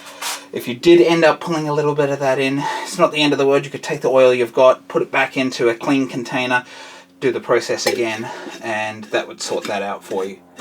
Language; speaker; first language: English; native; English